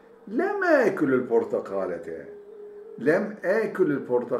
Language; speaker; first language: Arabic; non-native, fluent; Turkish